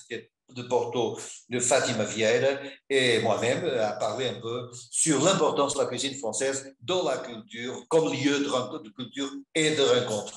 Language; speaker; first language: French; non-native, fluent; Portuguese